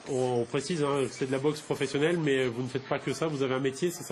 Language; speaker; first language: French; native; French